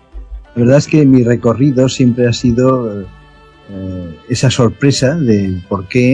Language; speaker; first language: Spanish; native; Spanish